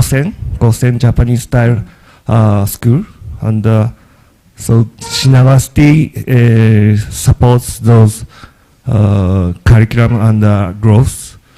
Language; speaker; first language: English; non-native, learner; Japanese